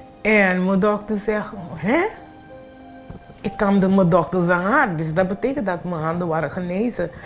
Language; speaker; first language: Dutch; non-native, local second language; Papiamento